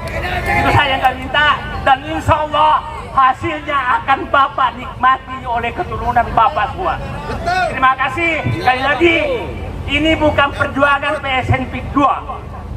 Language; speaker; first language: Indonesian; native; Indonesian